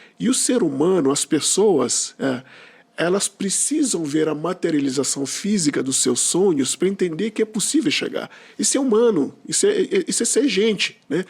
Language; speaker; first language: Portuguese; non-native, local second language; Kabuverdianu